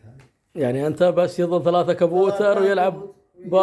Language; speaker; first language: Arabic; native; Arabic